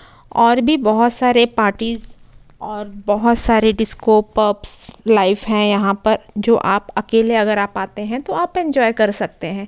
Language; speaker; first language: Hindi; native; Hindi